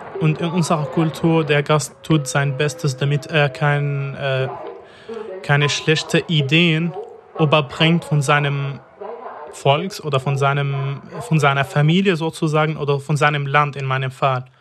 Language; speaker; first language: German; non-native, fluent; Arabic